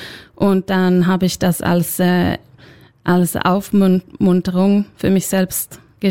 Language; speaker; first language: German; non-native, fluent; Swedish